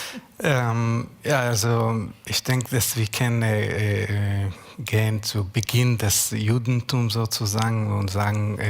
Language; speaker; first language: German; non-native, learner; Hebrew